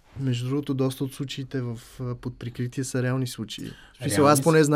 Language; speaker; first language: Bulgarian; native; Bulgarian